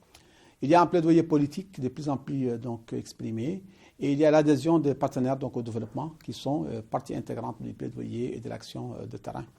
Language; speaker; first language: French; non-native, local second language; Arabic